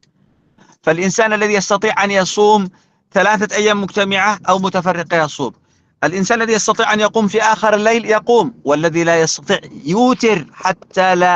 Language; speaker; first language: Arabic; native; Arabic